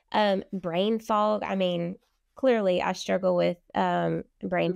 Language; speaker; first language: English; native; English